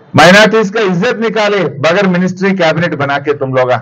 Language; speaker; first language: Hindi; non-native, local second language; Telugu